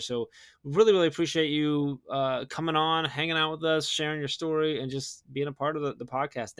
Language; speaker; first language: English; native; English